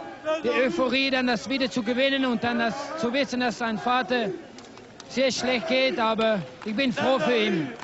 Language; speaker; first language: German; non-native, fluent; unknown